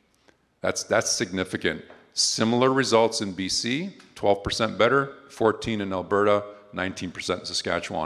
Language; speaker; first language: English; native; English